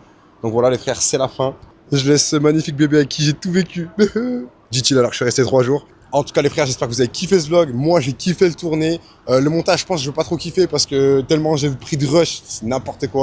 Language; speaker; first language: French; native; French